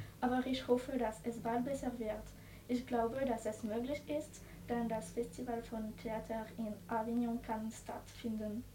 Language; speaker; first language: German; non-native, learner; French